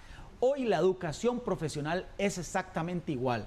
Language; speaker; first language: Spanish; native; Spanish